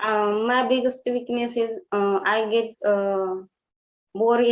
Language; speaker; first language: English; non-native, learner; Marathi